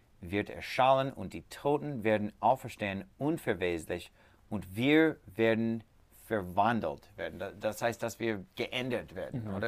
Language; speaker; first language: German; non-native, learner; English